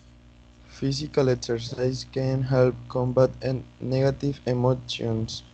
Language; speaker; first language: English; non-native, learner; Spanish